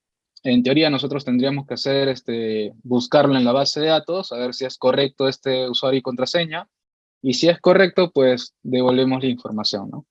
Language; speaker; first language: Spanish; native; Spanish